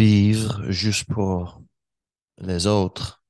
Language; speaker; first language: French; non-native, learner; English